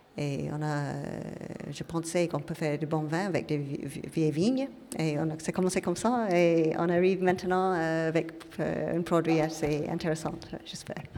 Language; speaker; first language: French; non-native, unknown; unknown